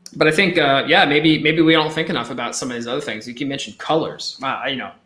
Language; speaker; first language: English; native; English